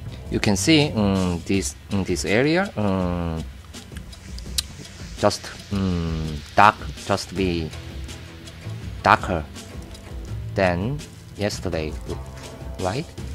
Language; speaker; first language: English; non-native, learner; Korean